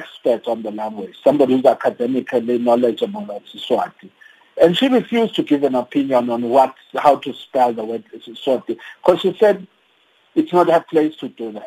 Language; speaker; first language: English; non-native, local second language; Swati